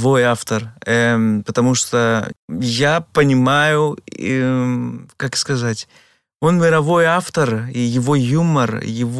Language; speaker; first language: Russian; non-native, fluent; Greek